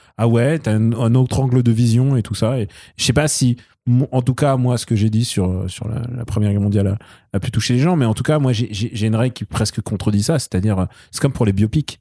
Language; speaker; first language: French; early bilingual, other home language; Russian